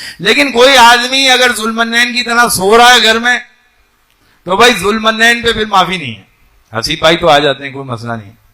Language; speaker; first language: Urdu; non-native, local second language; Sindhi